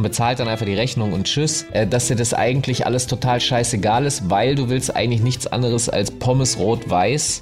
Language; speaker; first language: German; native; German